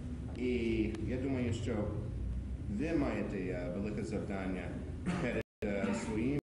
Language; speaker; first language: Ukrainian; non-native, fluent; English